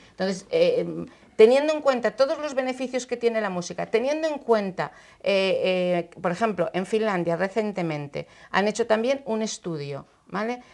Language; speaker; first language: Spanish; native; Spanish